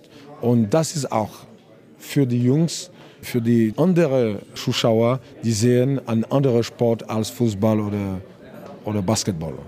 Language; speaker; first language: German; non-native, learner; French